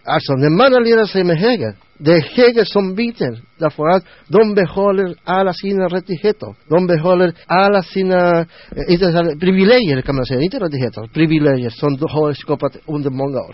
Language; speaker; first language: Swedish; non-native, learner; Spanish